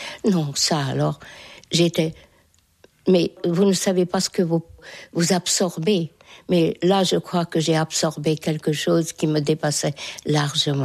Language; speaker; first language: French; non-native, fluent; Hungarian